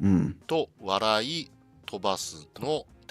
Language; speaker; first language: Japanese; non-native, learner; English